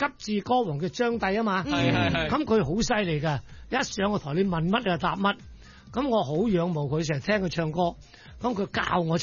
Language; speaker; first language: Cantonese; native; Cantonese